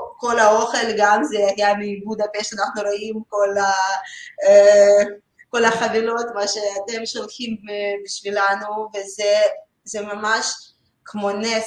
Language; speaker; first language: Hebrew; non-native, learner; Russian